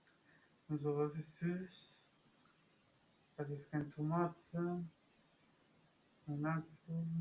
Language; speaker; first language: German; non-native, learner; Spanish